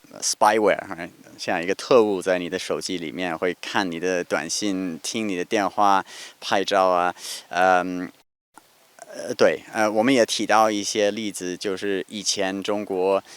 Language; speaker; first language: Chinese; non-native, fluent; English